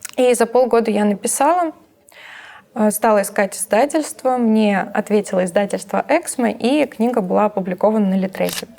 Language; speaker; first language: Russian; native; Russian